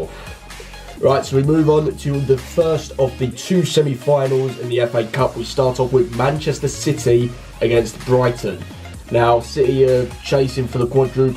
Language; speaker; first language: English; native; English